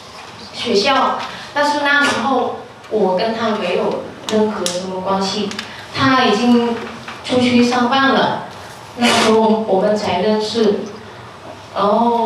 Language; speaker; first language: Chinese; non-native, fluent; Vietnamese